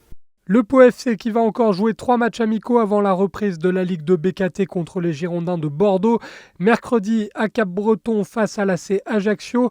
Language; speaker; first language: French; native; French